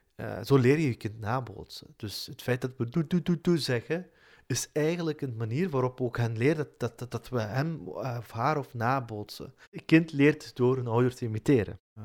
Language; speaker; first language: Dutch; early bilingual, other home language; Turkish